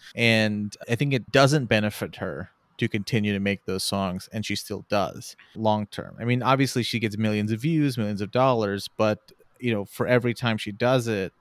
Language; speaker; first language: English; native; English